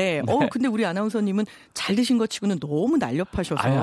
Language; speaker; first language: Korean; native; Korean